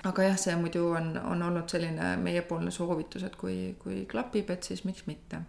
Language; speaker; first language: Estonian; native; Estonian